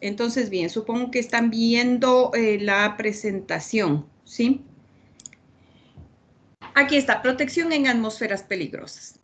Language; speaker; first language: Spanish; native; Spanish